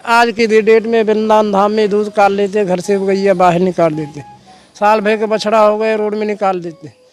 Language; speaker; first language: Hindi; native; Hindi